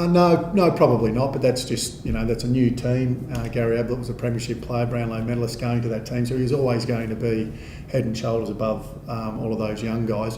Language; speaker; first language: English; native; English